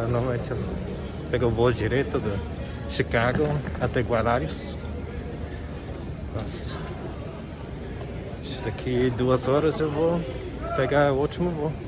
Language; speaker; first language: Portuguese; non-native, fluent; English